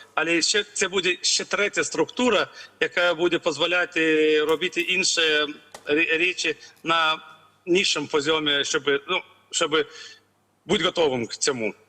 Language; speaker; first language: Ukrainian; non-native, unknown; Lithuanian